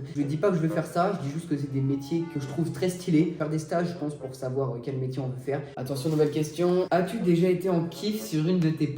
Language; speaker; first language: French; native; French